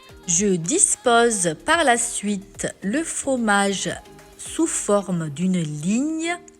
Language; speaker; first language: French; native; French